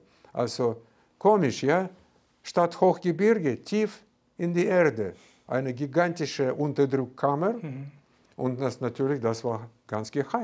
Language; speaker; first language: German; non-native, fluent; Russian